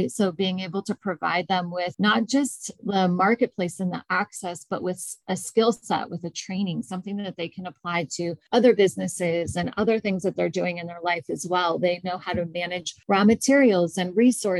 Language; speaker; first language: English; native; English